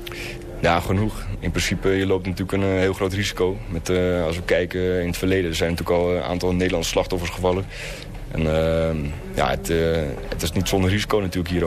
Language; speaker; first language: Dutch; native; Dutch